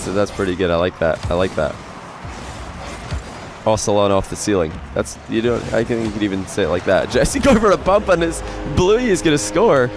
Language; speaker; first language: English; native; English